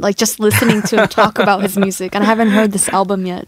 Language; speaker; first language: English; early bilingual, other home language; Korean